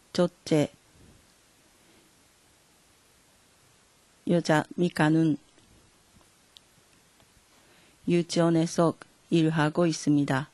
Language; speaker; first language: Korean; non-native, fluent; Japanese